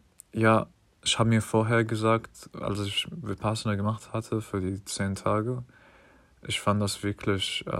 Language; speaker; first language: German; non-native, fluent; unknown